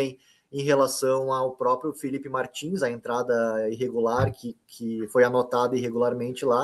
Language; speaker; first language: Portuguese; native; Portuguese